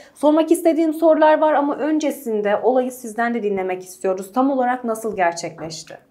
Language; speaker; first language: Turkish; native; Turkish